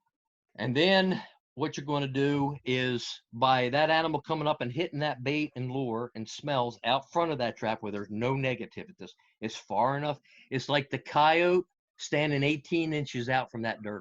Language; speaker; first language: English; native; English